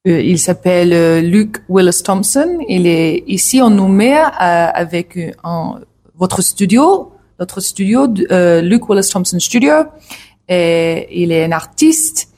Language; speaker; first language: French; non-native, learner; English